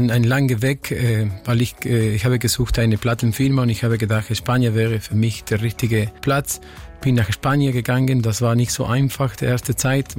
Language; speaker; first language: German; non-native, fluent; Spanish